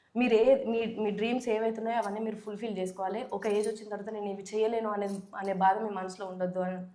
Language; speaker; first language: Telugu; native; Telugu